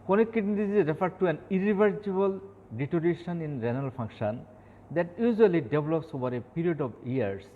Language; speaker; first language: English; non-native, local second language; Bangla